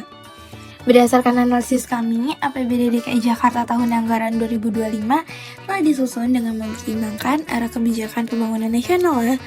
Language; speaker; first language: Indonesian; native; Indonesian